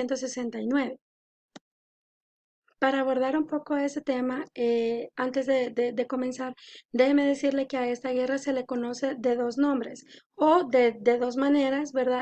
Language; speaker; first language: Spanish; native; Spanish